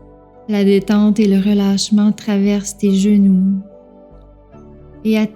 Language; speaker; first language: French; native; French